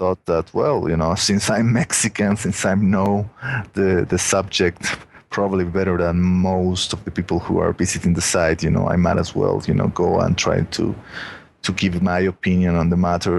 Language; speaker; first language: English; non-native, fluent; Spanish